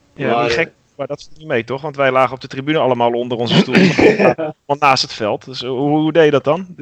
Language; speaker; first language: Dutch; native; Dutch